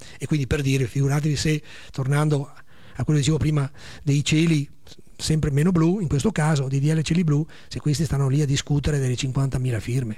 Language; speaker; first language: Italian; native; Italian